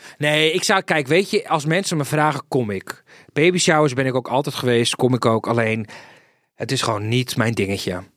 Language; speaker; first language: Dutch; early bilingual, other home language; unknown